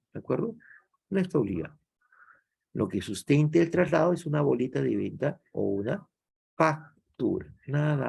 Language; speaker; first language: Spanish; native; Spanish